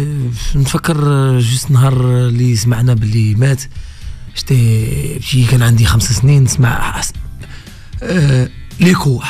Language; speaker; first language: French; non-native, local second language; Arabic